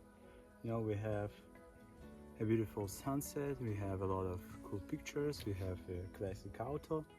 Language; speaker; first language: English; non-native, learner; Ukrainian